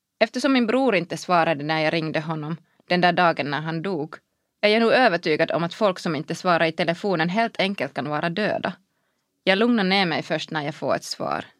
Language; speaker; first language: Swedish; non-native, local second language; Finnish